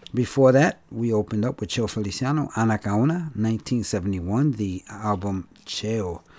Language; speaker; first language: English; native; English